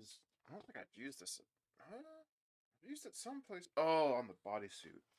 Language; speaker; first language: English; native; English